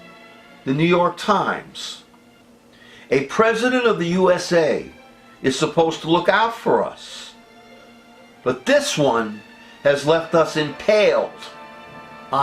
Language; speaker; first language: English; native; English